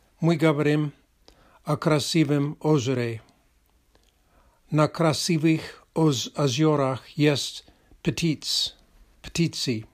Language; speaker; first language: Russian; non-native, learner; English